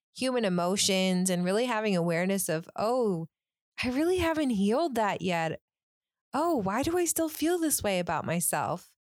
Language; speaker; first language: English; native; English